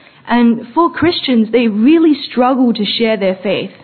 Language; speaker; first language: English; early bilingual, other home language; Chinese